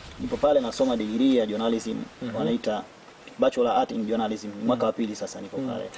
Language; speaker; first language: Swahili; native; Swahili